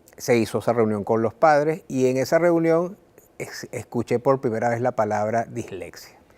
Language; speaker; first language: Spanish; native; Spanish